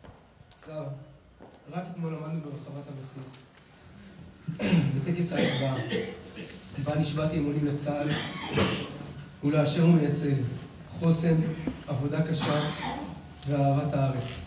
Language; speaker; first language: Hebrew; native; Hebrew